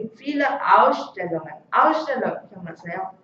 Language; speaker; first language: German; non-native, fluent; Korean